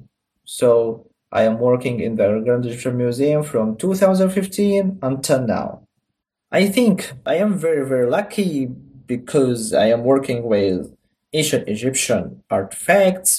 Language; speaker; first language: English; non-native, learner; Arabic